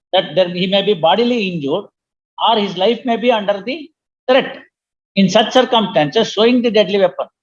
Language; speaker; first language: English; non-native, local second language; Kannada